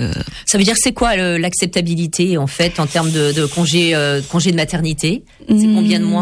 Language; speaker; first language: French; native; French